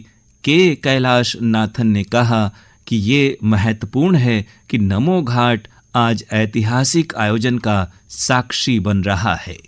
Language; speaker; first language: Hindi; native; Hindi